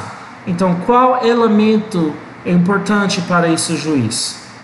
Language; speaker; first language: Portuguese; non-native, learner; English